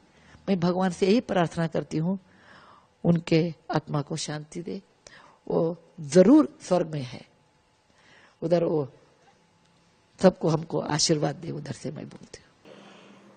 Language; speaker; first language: Hindi; non-native, local second language; Kannada